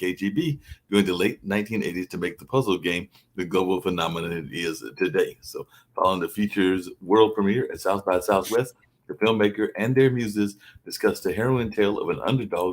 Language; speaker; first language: English; native; English